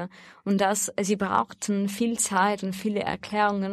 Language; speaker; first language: German; non-native, fluent; Russian